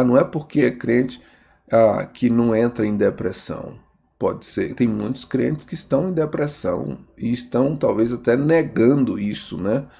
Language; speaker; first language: Portuguese; native; Portuguese